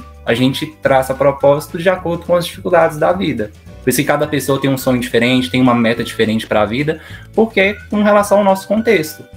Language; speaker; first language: Portuguese; native; Portuguese